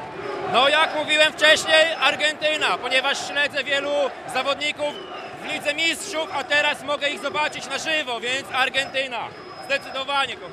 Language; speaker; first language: Polish; native; Polish